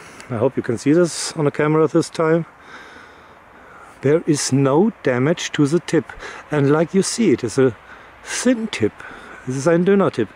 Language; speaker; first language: English; non-native, fluent; German